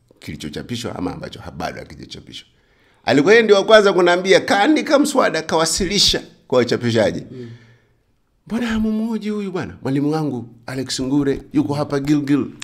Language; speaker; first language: Swahili; native; Swahili